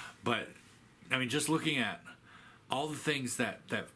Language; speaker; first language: English; native; English